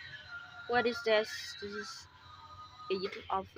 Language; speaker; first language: English; non-native, learner; Indonesian